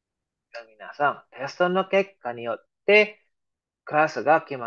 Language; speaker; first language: Japanese; non-native, fluent; Filipino